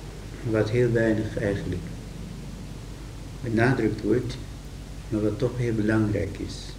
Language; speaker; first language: Dutch; native; Dutch